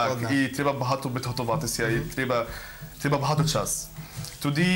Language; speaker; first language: Ukrainian; non-native, learner; Arabic